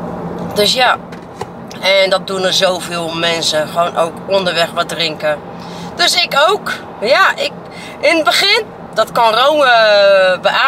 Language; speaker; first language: Dutch; native; Dutch